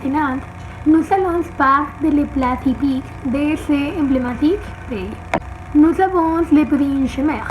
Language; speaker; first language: French; non-native, learner; Spanish